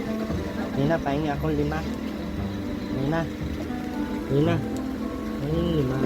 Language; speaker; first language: Filipino; non-native, local second language; Cebuano